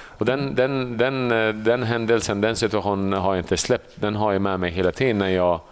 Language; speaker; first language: Swedish; early bilingual, other home language; Assyrian Neo-Aramaic